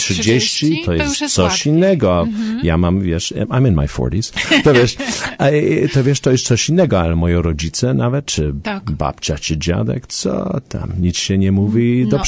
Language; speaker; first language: Polish; early bilingual, heritage; Polish